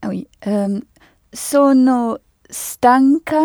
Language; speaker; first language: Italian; non-native, learner; French